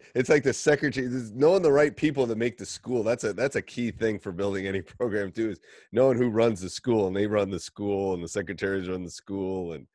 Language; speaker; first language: English; native; English